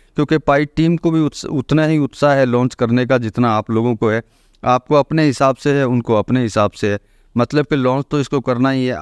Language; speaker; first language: Hindi; native; Hindi